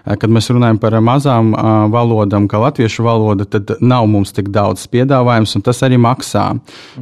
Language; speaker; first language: Latvian; non-native, local second language; Russian